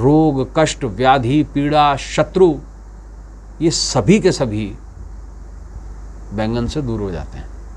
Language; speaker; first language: Hindi; native; Hindi